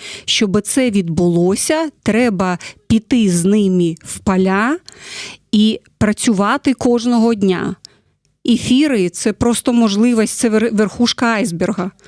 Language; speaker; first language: Ukrainian; non-native, fluent; Russian